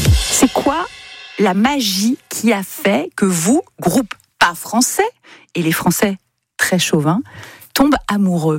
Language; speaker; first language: French; native; French